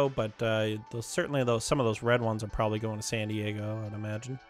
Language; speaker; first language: English; native; English